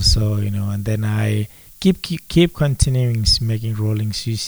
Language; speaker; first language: English; non-native, local second language; Nepali